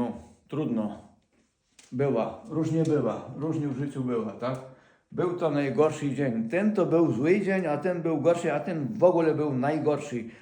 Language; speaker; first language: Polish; non-native, learner; Ukrainian